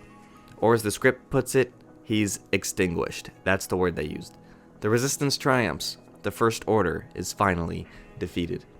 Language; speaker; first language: English; native; English